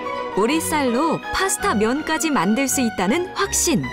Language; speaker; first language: Korean; native; Korean